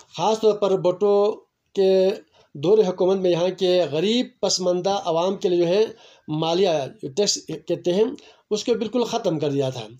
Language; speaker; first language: Urdu; non-native, local second language; Balti